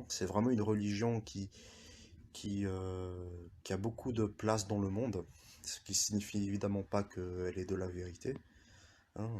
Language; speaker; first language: French; early bilingual, other home language; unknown